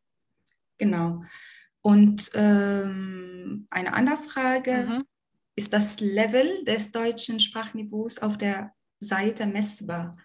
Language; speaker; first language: German; non-native, fluent; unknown